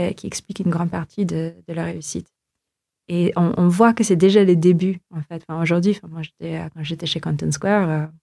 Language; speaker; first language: French; non-native, fluent; Filipino